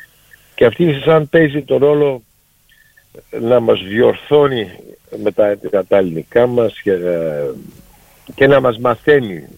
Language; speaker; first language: Greek; early bilingual, heritage; Greek